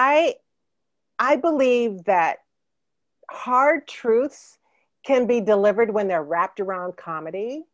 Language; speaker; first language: English; native; English